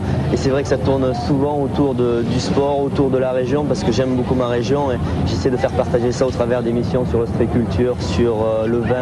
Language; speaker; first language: French; native; French